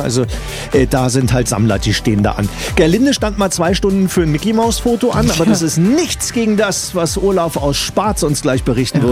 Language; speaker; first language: German; native; German